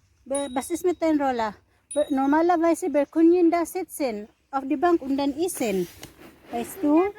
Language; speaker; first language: German; non-native, learner; Cebuano